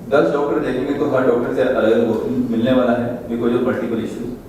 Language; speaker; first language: Hindi; non-native, local second language; Marathi